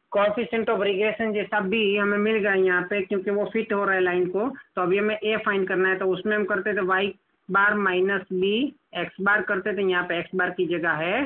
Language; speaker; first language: Hindi; non-native, local second language; Gujarati